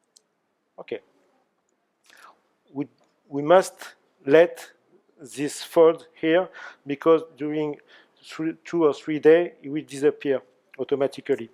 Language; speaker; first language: English; non-native, learner; French